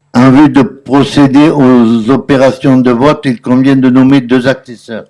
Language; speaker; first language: French; native; French